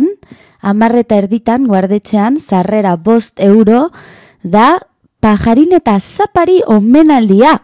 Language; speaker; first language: Basque; non-native, learner; Spanish